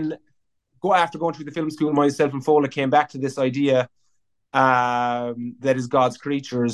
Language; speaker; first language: English; native; English